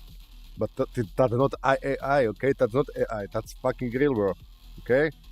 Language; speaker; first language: English; non-native, learner; Slovak